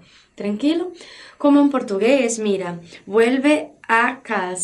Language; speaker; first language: Spanish; non-native, fluent; Portuguese